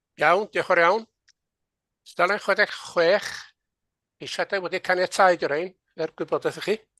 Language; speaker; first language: Welsh; native; Welsh